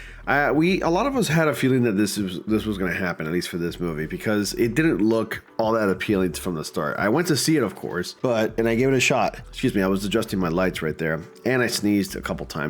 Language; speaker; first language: English; native; English